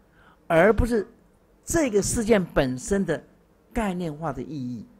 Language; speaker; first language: Chinese; native; Chinese